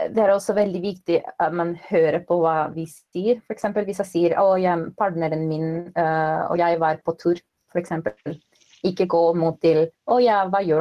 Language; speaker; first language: Norwegian; non-native, fluent; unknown